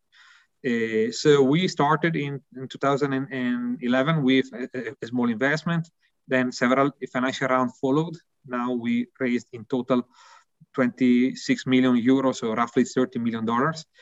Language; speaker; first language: English; non-native, fluent; Italian